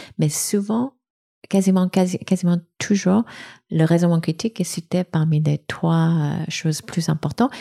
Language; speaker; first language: French; non-native, fluent; English